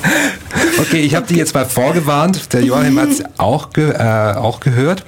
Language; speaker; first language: German; native; German